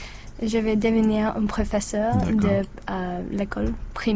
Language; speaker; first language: French; non-native, learner; English